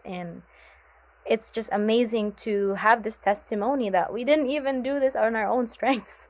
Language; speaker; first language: English; non-native, local second language; Filipino